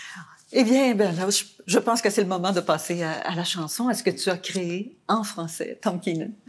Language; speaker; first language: French; native; French